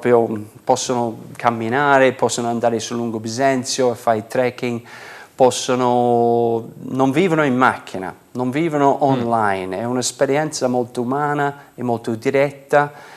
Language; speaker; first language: Italian; non-native, fluent; English